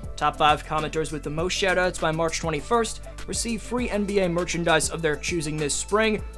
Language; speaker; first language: English; native; English